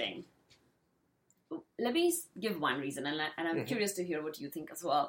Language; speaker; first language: English; non-native, local second language; Hindi